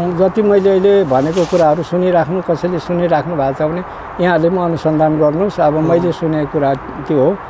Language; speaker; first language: Nepali; non-native, local second language; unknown